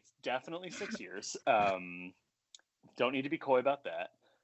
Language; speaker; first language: English; native; English